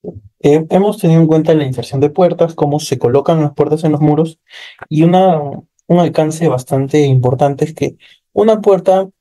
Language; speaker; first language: Spanish; native; Spanish